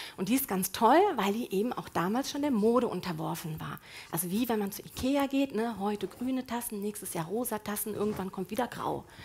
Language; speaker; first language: German; native; German